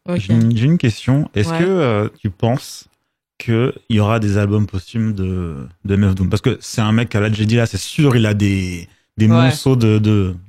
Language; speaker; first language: French; native; French